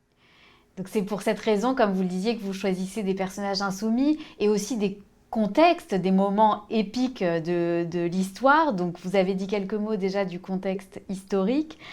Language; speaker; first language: French; native; French